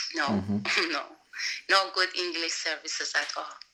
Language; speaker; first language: English; non-native, learner; Persian